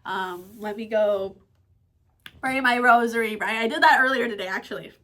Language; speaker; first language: English; native; English